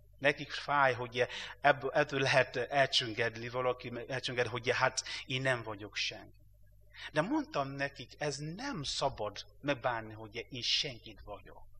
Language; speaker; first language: Hungarian; non-native, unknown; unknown